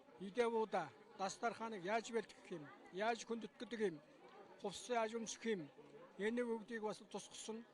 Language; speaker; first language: Mongolian; non-native, local second language; Kazakh